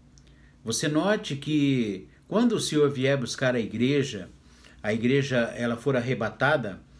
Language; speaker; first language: Portuguese; native; Portuguese